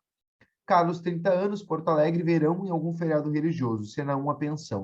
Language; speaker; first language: Portuguese; native; Portuguese